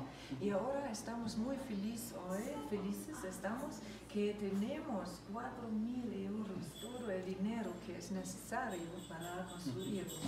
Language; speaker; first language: Spanish; non-native, learner; German